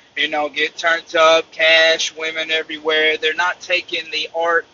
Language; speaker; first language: English; native; English